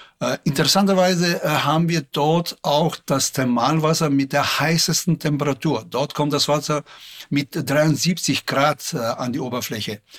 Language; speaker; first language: German; non-native, fluent; Slovenian